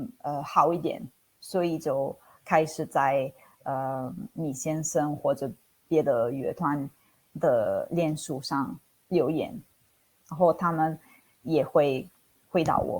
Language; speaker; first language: Chinese; non-native, fluent; Italian